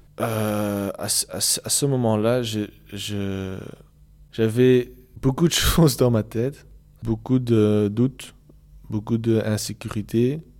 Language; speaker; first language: French; non-native, local second language; Dutch